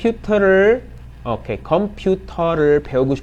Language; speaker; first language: Korean; non-native, fluent; Filipino